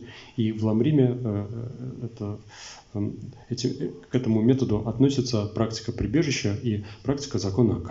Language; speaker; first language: Russian; native; Russian